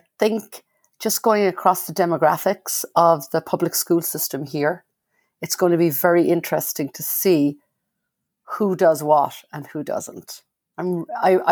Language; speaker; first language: English; native; English